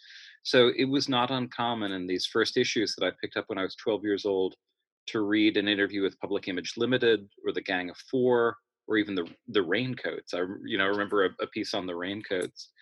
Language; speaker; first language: English; native; English